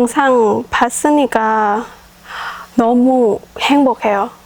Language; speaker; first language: Korean; non-native, learner; Thai